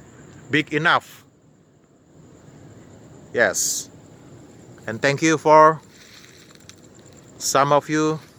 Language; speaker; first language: English; non-native, learner; Indonesian